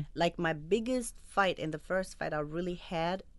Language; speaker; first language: English; non-native, fluent; Arabic